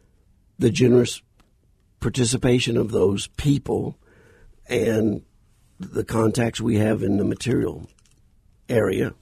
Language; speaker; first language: English; native; English